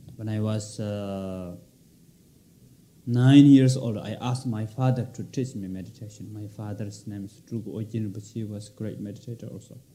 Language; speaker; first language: English; non-native, local second language; Tibetan